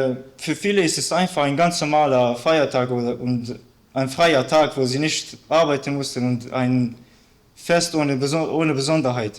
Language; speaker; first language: German; early bilingual, other home language; Bosnian